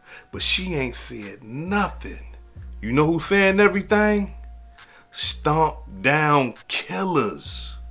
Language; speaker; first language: English; native; English